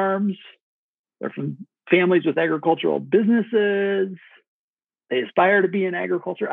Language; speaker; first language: English; native; English